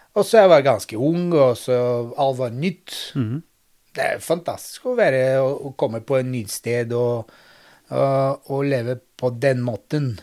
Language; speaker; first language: Norwegian; non-native, fluent; Bulgarian